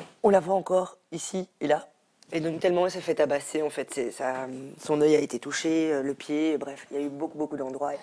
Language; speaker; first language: French; early bilingual, other home language; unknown